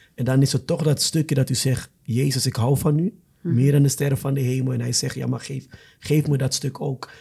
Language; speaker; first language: Dutch; non-native, fluent; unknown